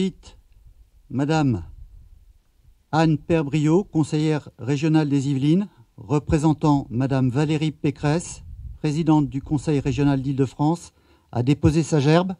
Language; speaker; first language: French; native; French